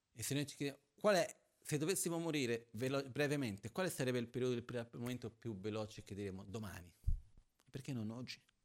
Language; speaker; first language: Italian; non-native, fluent; Portuguese